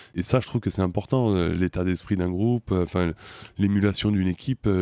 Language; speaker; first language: French; native; French